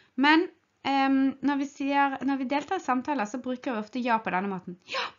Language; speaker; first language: Norwegian; native; Norwegian